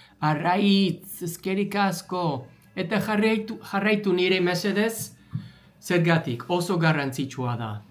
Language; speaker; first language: Basque; non-native, learner; English